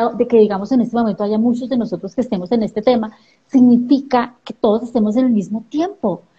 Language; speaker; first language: Spanish; native; Spanish